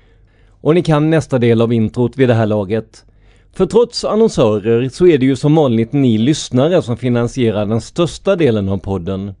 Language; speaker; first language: Swedish; native; Swedish